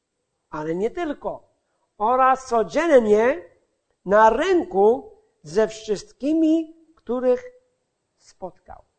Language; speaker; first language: Polish; non-native, fluent; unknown